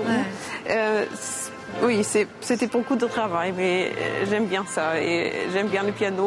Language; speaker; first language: French; non-native, learner; German